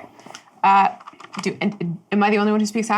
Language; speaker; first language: English; native; English